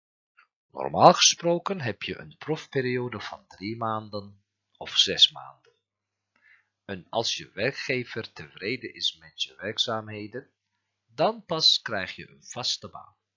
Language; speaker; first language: Dutch; non-native, learner; Turkish